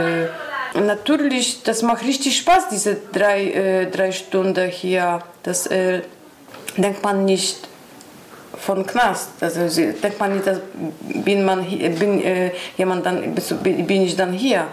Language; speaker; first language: German; non-native, learner; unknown